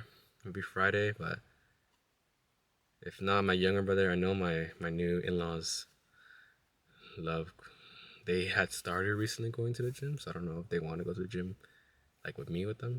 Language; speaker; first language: English; native; English